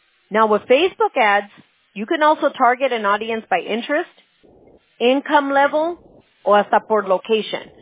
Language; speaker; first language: English; early bilingual, other home language; Spanish